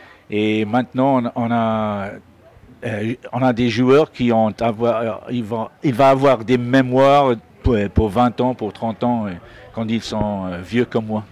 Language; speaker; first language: French; non-native, fluent; English